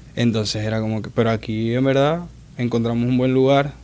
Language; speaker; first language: Spanish; native; Spanish